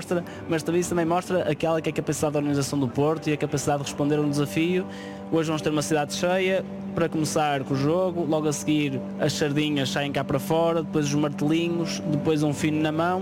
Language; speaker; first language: Portuguese; native; Portuguese